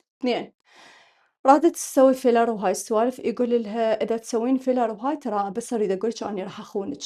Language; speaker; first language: Arabic; native; Arabic